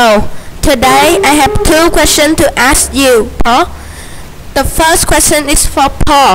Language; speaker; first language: English; non-native, learner; Vietnamese